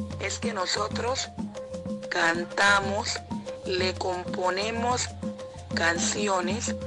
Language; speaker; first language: Spanish; native; Spanish